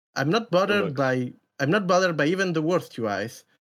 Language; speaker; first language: English; non-native, fluent; Italian